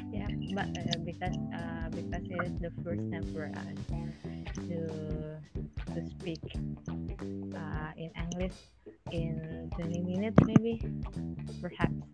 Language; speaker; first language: English; non-native, learner; Indonesian